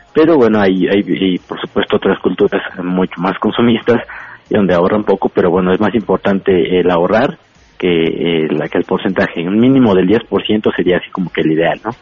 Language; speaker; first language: Spanish; native; Spanish